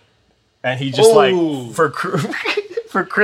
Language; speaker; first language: English; native; English